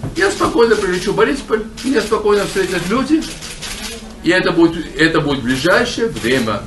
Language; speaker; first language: Russian; non-native, local second language; Georgian